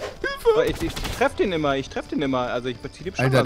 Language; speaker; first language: German; native; German